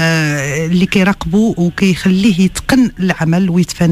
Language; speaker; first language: Arabic; native; Arabic